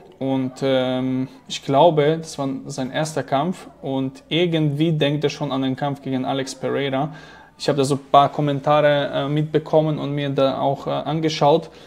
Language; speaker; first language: German; non-native, fluent; Slovak